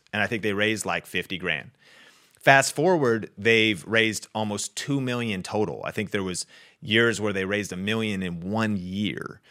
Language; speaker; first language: English; native; English